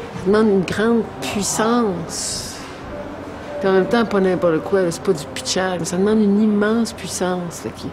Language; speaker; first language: French; native; French